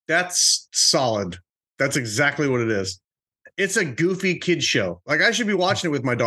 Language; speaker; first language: English; native; English